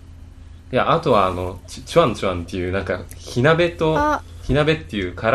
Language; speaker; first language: Japanese; native; Japanese